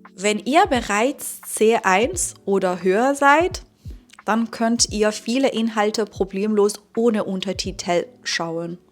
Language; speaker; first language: German; non-native, fluent; Persian